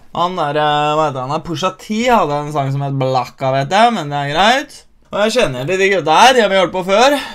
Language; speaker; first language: Norwegian; early bilingual, other home language; Albanian